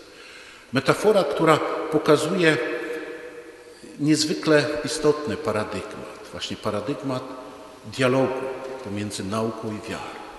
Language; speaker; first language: Polish; native; Polish